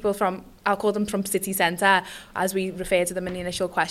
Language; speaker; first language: English; native; English